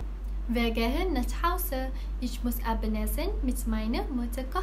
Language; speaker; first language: German; non-native, learner; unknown